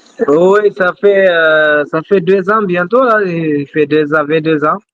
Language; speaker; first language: French; non-native, local second language; Tamasheq